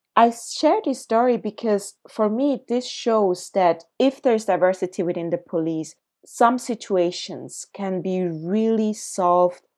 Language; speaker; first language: English; early bilingual, other home language; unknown